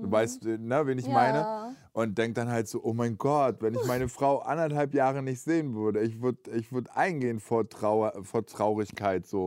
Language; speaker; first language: German; native; German